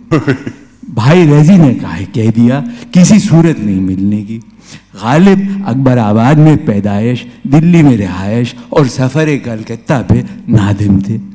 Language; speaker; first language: Urdu; native; Urdu